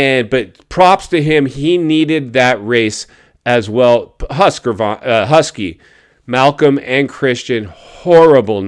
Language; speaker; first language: English; native; English